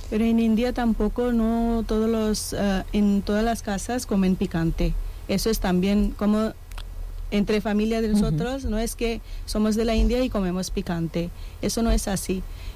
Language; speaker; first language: Spanish; non-native, learner; Punjabi